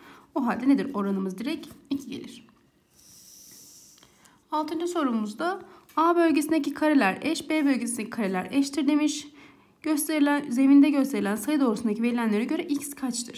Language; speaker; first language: Turkish; native; Turkish